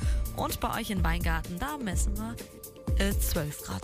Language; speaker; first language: German; native; German